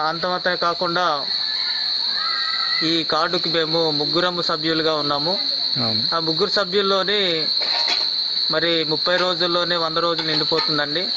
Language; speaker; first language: Telugu; native; Telugu